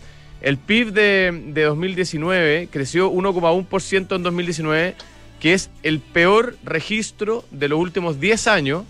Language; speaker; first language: Spanish; native; Spanish